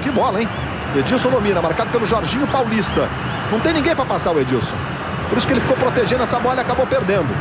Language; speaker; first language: Portuguese; native; Portuguese